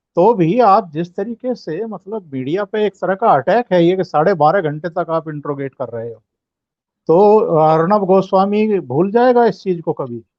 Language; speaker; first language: Hindi; native; Hindi